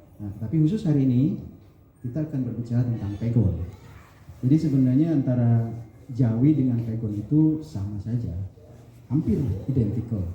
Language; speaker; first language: Indonesian; non-native, local second language; Sundanese